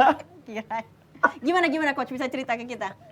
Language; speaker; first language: Indonesian; native; Indonesian